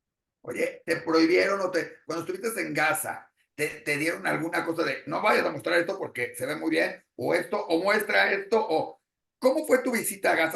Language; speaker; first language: Spanish; native; Spanish